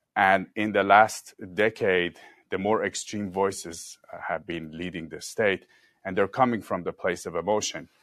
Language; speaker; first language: English; non-native, fluent; Persian